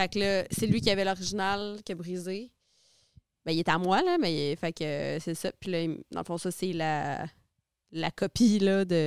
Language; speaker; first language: French; native; French